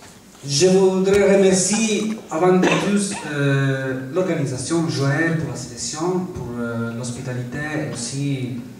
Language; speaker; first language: French; non-native, fluent; Italian